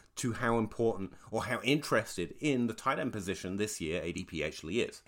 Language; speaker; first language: English; native; English